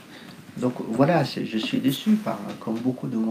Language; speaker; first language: French; non-native, fluent; Arabic